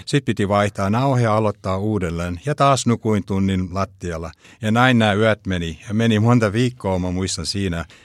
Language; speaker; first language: Finnish; early bilingual, heritage; Finnish